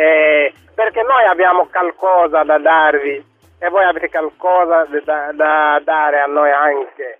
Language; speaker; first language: Italian; non-native, fluent; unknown